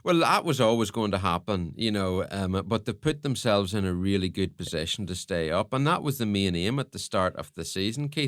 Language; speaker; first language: English; native; English